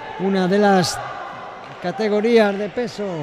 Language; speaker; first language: Spanish; native; Spanish